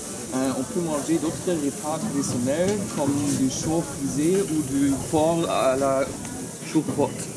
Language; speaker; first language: French; non-native, learner; German